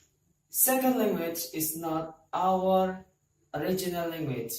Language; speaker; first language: English; non-native, learner; Indonesian